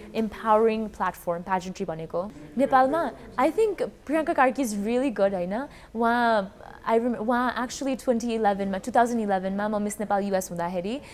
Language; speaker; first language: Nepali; early bilingual, heritage; Nepali